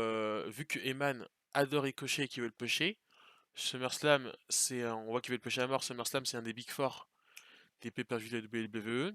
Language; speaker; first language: French; native; French